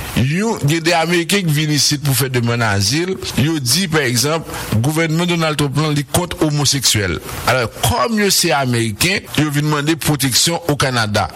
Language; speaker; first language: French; non-native, local second language; Haitian Creole